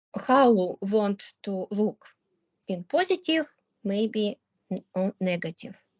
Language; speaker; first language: English; non-native, learner; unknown